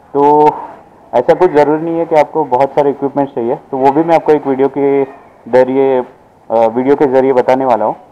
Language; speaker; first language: Hindi; non-native, local second language; Marathi